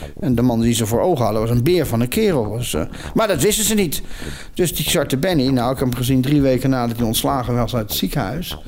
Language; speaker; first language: Dutch; native; Dutch